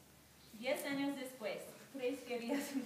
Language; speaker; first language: Spanish; non-native, learner; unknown